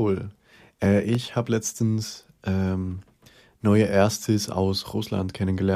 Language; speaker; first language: German; non-native, fluent; Spanish